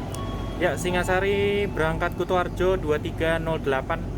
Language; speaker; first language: Indonesian; native; Indonesian